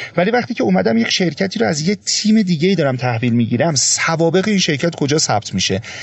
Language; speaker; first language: Persian; native; Persian